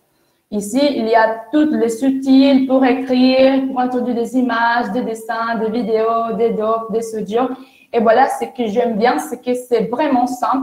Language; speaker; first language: French; non-native, fluent; Spanish